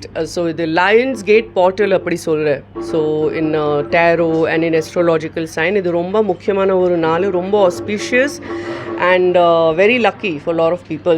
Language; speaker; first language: Tamil; non-native, fluent; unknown